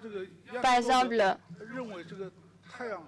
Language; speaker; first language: French; non-native, fluent; Chinese